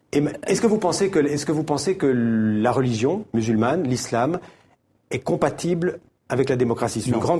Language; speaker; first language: French; native; French